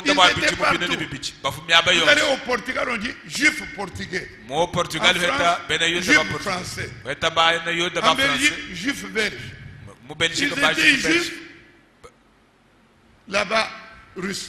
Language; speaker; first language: French; non-native, local second language; Luba-Lulua